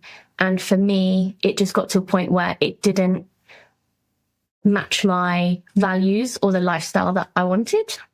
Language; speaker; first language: English; native; English